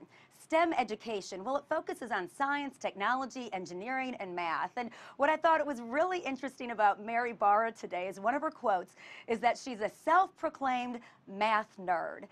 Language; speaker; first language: English; native; English